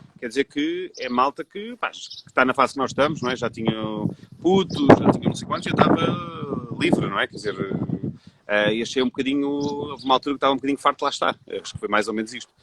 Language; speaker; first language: Portuguese; native; Portuguese